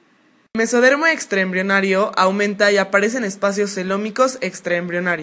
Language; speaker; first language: Spanish; native; Spanish